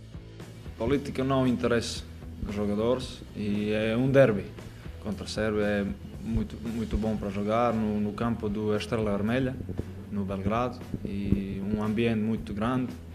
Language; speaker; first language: Portuguese; non-native, learner; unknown